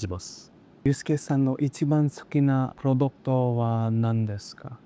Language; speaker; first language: Japanese; non-native, learner; English